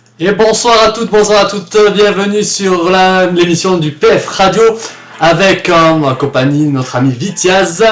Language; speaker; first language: French; native; French